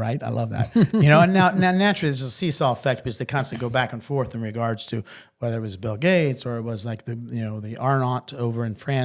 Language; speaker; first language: English; native; English